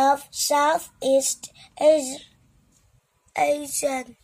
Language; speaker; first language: English; non-native, learner; Vietnamese